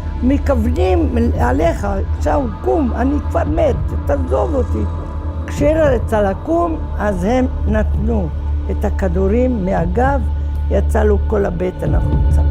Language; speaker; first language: Hebrew; non-native, fluent; Arabic